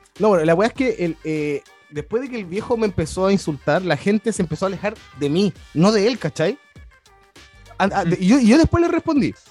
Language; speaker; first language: Spanish; native; Spanish